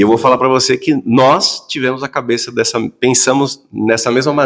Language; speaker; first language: Portuguese; native; Portuguese